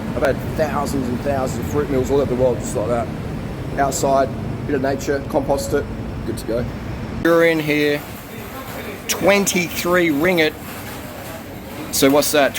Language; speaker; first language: English; native; English